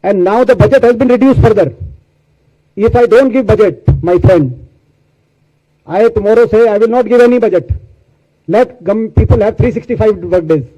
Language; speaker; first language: English; non-native, local second language; Hindi